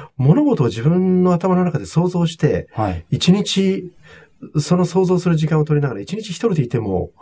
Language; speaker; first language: Japanese; native; Japanese